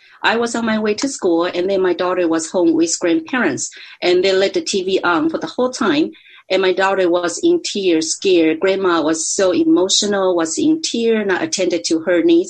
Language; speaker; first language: English; non-native, fluent; Chinese